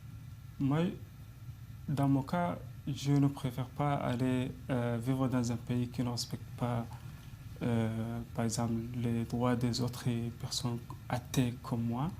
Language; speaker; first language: French; non-native, fluent; Arabic